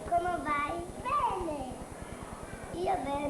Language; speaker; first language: Italian; non-native, learner; Portuguese